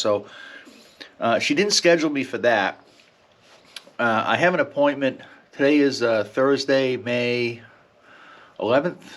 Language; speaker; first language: English; native; English